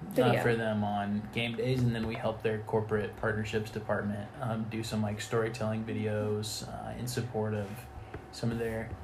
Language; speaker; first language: English; native; English